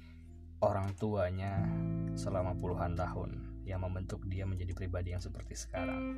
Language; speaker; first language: Indonesian; native; Indonesian